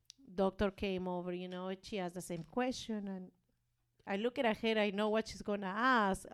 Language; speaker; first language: English; non-native, learner; Spanish